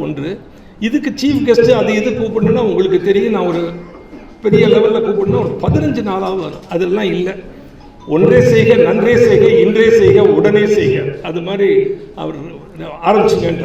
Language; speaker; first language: Tamil; native; Tamil